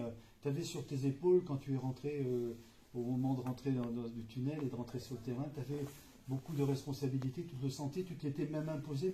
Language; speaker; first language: French; native; French